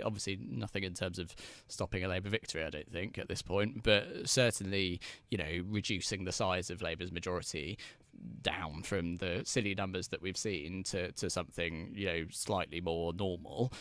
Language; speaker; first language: English; native; English